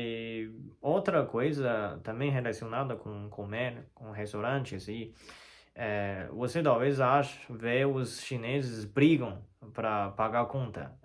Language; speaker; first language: Portuguese; non-native, learner; Chinese